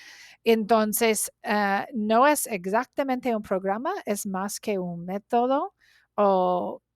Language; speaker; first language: Spanish; non-native, learner; English